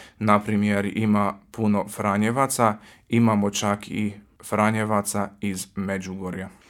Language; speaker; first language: Croatian; early bilingual, heritage; Croatian